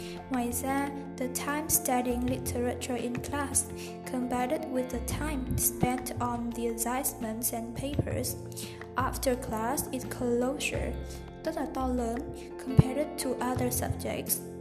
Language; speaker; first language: English; non-native, fluent; Vietnamese